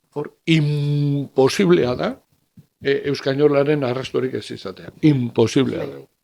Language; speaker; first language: Basque; native; Basque